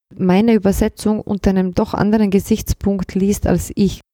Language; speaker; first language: German; early bilingual, other home language; Bosnian